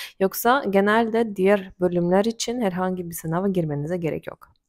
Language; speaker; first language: Turkish; non-native, fluent; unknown